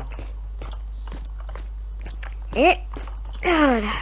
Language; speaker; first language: French; native; French